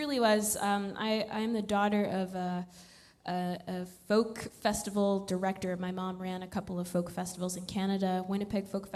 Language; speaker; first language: English; native; English